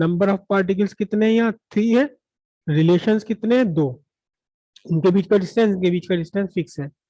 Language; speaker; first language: Hindi; native; Hindi